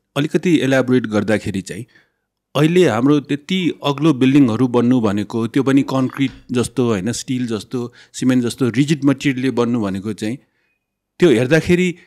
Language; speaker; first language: Nepali; non-native, local second language; Newari